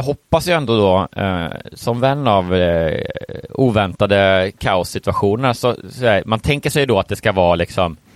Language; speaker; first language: Swedish; native; Swedish